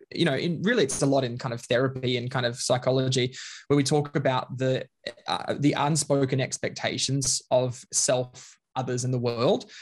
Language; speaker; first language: English; native; English